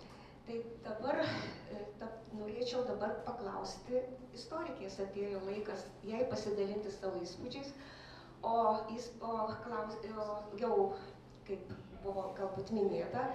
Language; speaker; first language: Lithuanian; native; Lithuanian